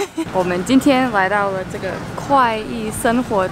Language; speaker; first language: Chinese; non-native, fluent; English